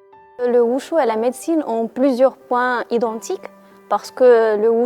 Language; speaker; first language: French; non-native, local second language; Arabic